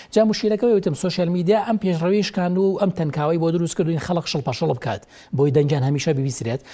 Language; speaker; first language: Central Kurdish; native; Central Kurdish